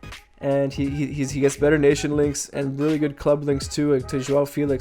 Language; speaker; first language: English; native; English